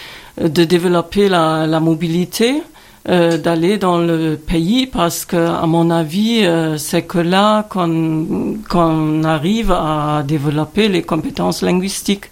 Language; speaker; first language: French; non-native, fluent; German